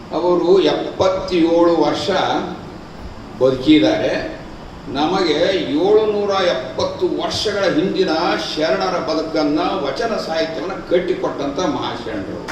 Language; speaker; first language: Kannada; native; Kannada